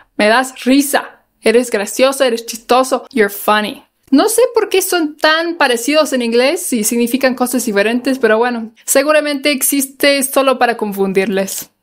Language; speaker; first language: Spanish; non-native, fluent; English